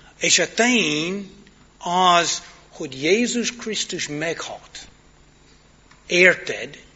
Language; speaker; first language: Hungarian; non-native, fluent; English